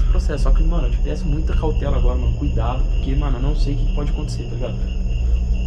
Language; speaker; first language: Portuguese; native; Portuguese